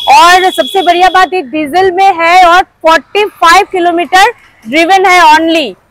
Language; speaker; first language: Hindi; non-native, local second language; Bangla